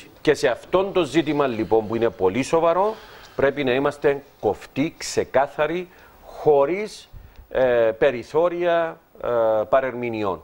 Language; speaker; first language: Greek; native; Greek